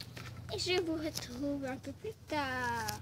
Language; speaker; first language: French; native; French